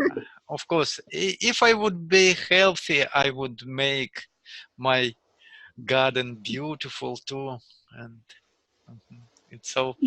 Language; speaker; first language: English; non-native, learner; Russian